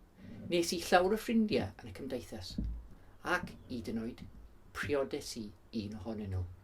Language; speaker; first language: Welsh; non-native, local second language; English